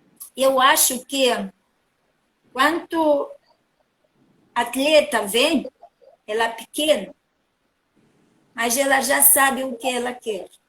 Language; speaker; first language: Portuguese; non-native, learner; Russian